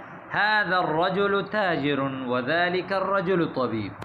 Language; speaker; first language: Arabic; non-native, fluent; Urdu